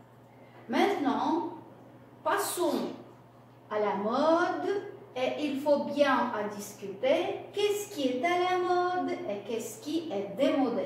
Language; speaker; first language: French; non-native, fluent; Russian